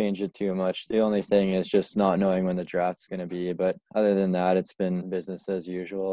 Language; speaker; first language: English; native; English